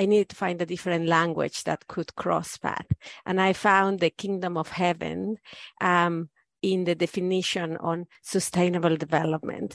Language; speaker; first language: English; non-native, fluent; Spanish